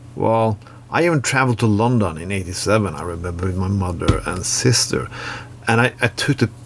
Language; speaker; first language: English; non-native, fluent; Norwegian